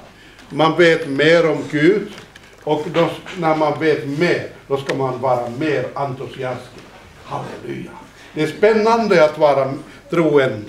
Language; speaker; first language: Swedish; non-native, fluent; Finnish